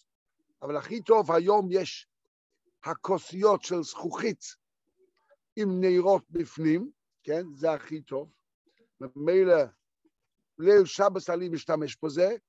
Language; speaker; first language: Hebrew; non-native, fluent; Yiddish